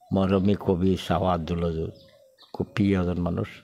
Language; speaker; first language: Bangla; native; Bangla